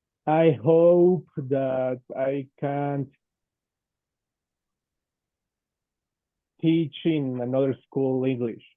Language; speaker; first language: English; non-native, fluent; Spanish